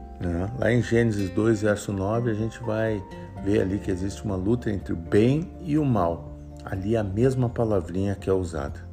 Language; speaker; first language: Portuguese; native; Portuguese